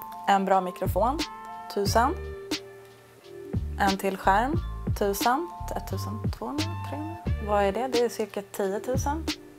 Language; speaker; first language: Swedish; native; Swedish